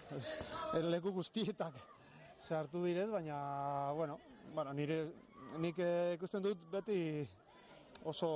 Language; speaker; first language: Basque; non-native, local second language; Spanish